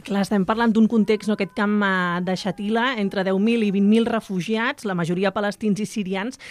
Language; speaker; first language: Catalan; native; Catalan